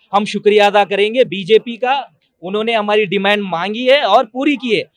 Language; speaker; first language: Hindi; non-native, local second language; Telugu